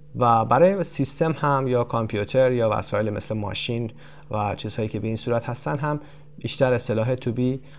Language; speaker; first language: Persian; native; Persian